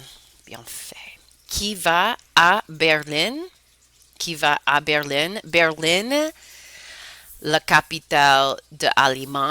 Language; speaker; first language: French; non-native, fluent; English